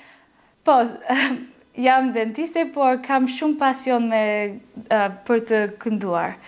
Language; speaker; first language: Albanian; non-native, learner; English